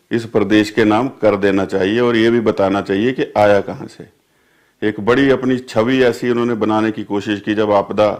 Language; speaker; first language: Hindi; native; Hindi